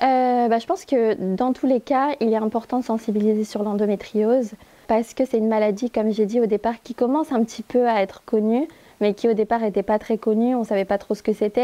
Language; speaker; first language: French; native; French